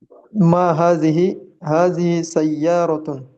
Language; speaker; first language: Arabic; non-native, learner; Indonesian